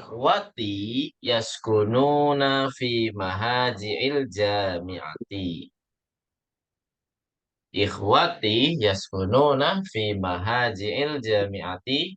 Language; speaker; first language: Arabic; non-native, fluent; Indonesian